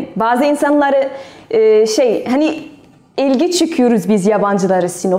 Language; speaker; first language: Turkish; non-native, learner; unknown